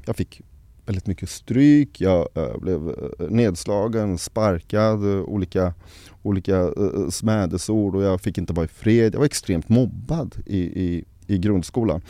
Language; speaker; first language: Swedish; early bilingual, other home language; Arabic